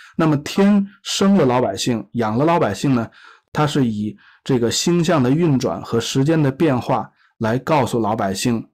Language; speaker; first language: Chinese; native; Chinese